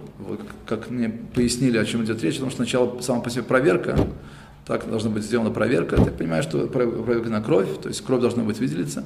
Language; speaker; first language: Russian; early bilingual, heritage; Russian